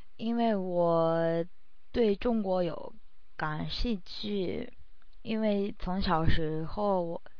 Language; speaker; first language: Chinese; non-native, learner; Japanese